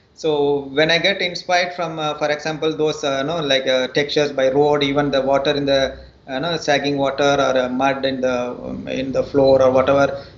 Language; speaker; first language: English; non-native, local second language; Tamil